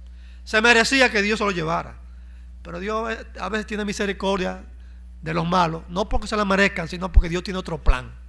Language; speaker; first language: Spanish; native; Spanish